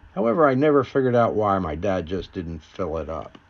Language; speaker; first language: English; native; English